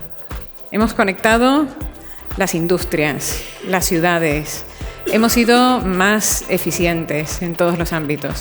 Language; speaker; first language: Spanish; native; Spanish